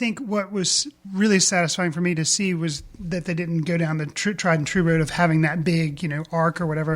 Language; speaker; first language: English; native; English